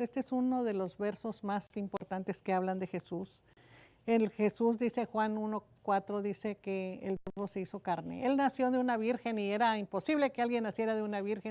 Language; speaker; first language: Spanish; native; Spanish